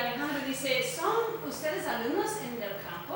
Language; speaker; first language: Spanish; non-native, fluent; English